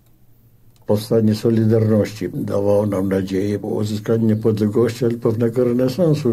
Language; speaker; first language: Polish; native; Polish